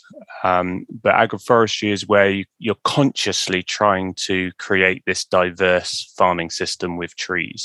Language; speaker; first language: English; native; English